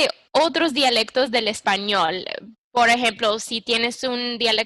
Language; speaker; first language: Spanish; early bilingual, heritage; English